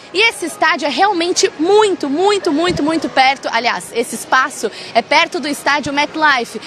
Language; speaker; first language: Portuguese; native; Portuguese